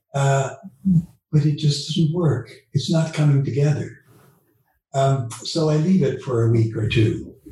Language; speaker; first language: English; early bilingual, other home language; Dutch